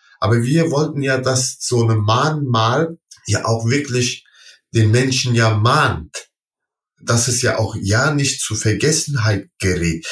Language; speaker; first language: German; early bilingual, other home language; Turkish